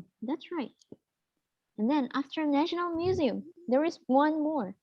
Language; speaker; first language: English; non-native, fluent; Indonesian